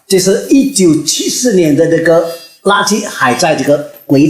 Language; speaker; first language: Chinese; early bilingual, heritage; Chinese